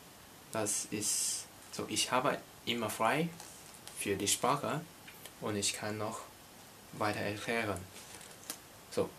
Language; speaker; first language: German; non-native, learner; Cantonese